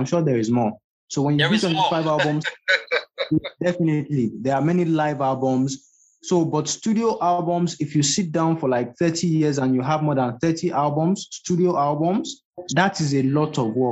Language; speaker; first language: English; non-native, local second language; Yoruba